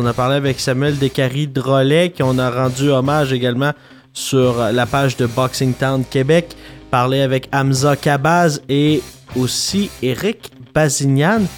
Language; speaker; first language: French; native; French